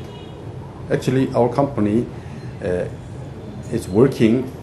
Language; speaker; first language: English; non-native, fluent; Korean